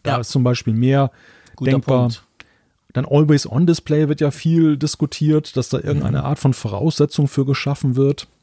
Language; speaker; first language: German; native; German